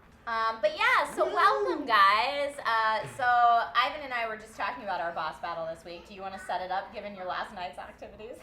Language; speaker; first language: English; native; English